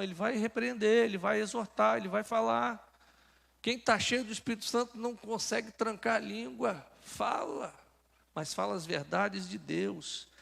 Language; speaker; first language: Portuguese; native; Portuguese